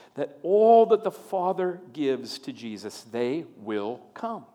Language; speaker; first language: English; native; English